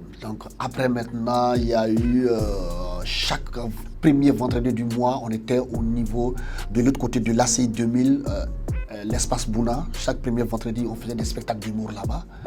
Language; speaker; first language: French; non-native, local second language; Fula